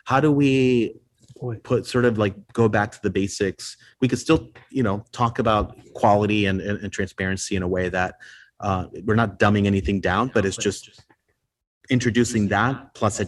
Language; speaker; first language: English; non-native, fluent; Spanish